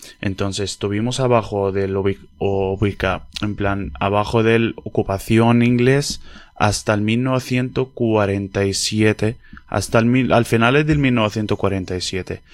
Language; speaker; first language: Spanish; non-native, fluent; Arabic